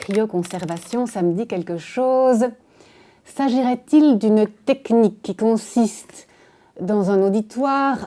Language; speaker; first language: French; native; French